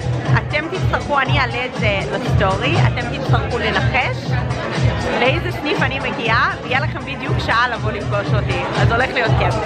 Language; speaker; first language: Hebrew; native; Hebrew